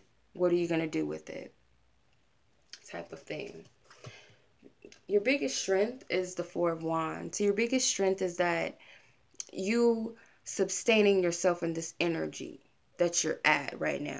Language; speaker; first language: English; native; English